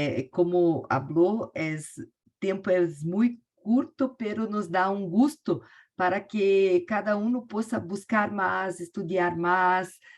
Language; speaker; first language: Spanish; non-native, learner; Portuguese